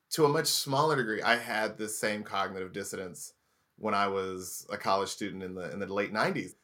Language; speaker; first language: English; native; English